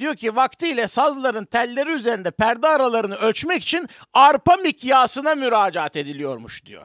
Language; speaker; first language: Turkish; native; Turkish